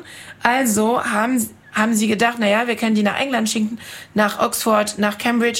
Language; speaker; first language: German; non-native, fluent; French